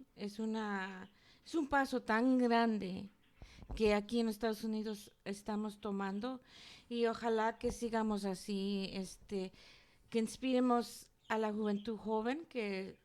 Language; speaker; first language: Spanish; early bilingual, heritage; Spanish